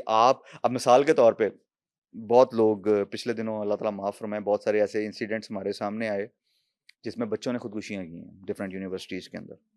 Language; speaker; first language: Urdu; non-native, local second language; Punjabi